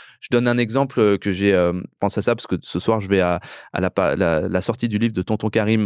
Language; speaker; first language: French; early bilingual, other home language; Persian